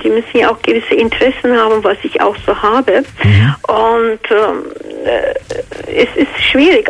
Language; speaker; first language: German; non-native, fluent; Georgian